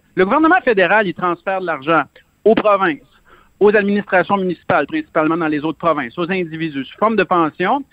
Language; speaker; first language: French; native; French